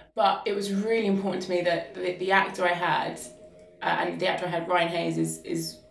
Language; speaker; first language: English; native; English